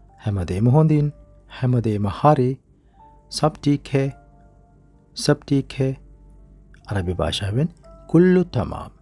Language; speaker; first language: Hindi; non-native, learner; Sinhala